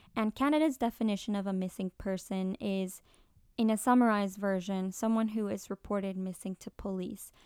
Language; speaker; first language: English; early bilingual, other home language; Spanish